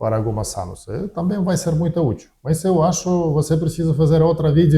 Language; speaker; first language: Portuguese; non-native, learner; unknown